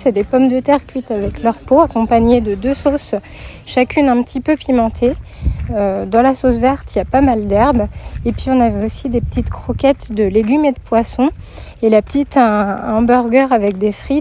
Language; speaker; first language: French; native; French